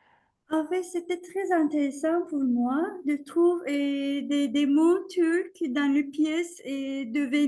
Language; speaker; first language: French; non-native, fluent; Turkish